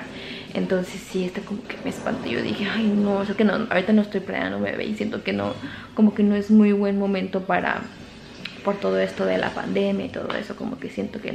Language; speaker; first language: Spanish; native; Spanish